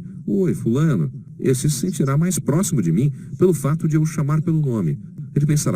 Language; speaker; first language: Portuguese; native; Portuguese